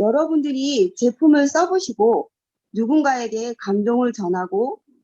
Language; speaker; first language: Korean; native; Korean